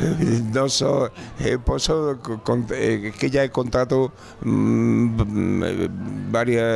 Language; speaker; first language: Italian; non-native, learner; Spanish